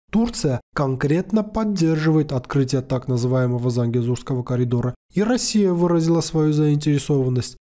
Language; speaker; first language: Russian; non-native, local second language; Armenian